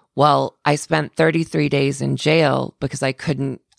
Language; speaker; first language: English; native; English